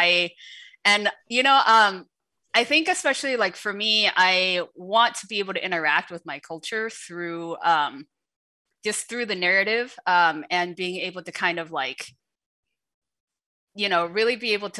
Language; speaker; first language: English; early bilingual, other home language; Wu Chinese